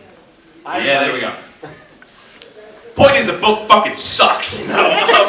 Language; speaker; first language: English; native; English